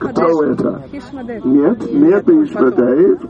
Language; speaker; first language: Russian; non-native, learner; English